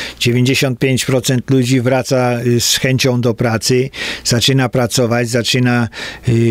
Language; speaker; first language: Polish; native; Polish